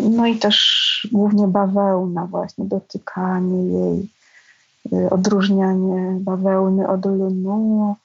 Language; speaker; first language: Polish; native; Polish